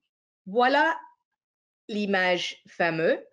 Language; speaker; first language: French; non-native, fluent; English